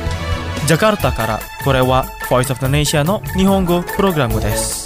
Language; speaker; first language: Japanese; non-native, fluent; Indonesian